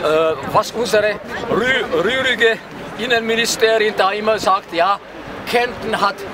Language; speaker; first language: German; non-native, fluent; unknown